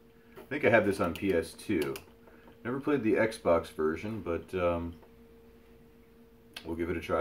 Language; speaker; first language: English; native; English